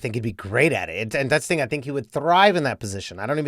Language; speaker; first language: English; native; English